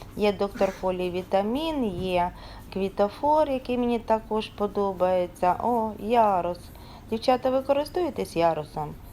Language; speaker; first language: Ukrainian; native; Ukrainian